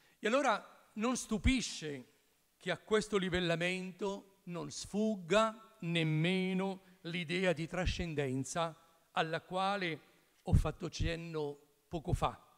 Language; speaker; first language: Italian; native; Italian